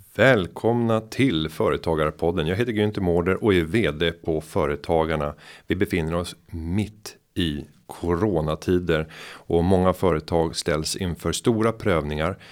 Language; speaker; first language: Swedish; native; Swedish